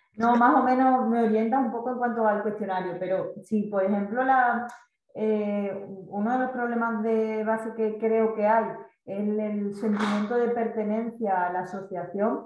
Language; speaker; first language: Spanish; native; Spanish